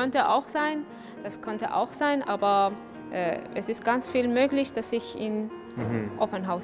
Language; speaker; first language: German; non-native, fluent; Persian